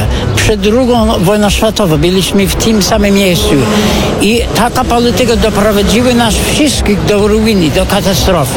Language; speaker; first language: Polish; non-native, fluent; English